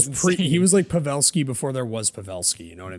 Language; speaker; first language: English; native; English